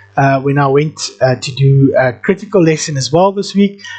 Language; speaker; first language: English; non-native, local second language; Afrikaans